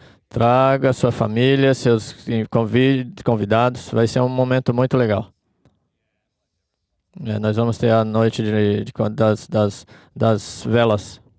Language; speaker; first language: Portuguese; non-native, fluent; English